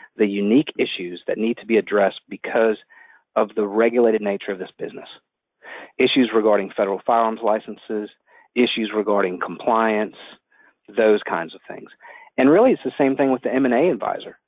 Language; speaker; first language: English; native; English